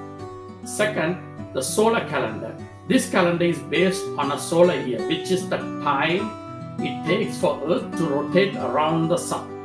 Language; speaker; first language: English; non-native, local second language; Tamil